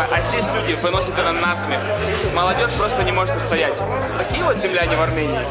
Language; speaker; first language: Russian; native; Russian